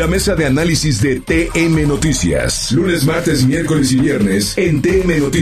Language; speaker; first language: Spanish; native; Spanish